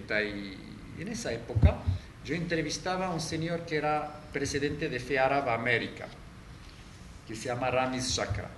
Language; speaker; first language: Spanish; non-native, fluent; Arabic